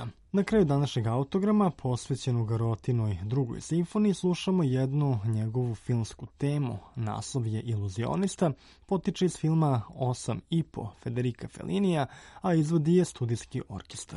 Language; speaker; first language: Croatian; native; Croatian